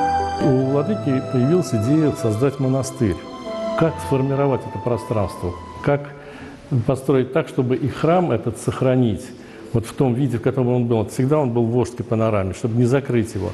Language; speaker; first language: Russian; native; Russian